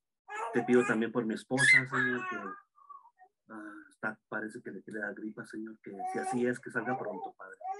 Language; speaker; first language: Spanish; native; Spanish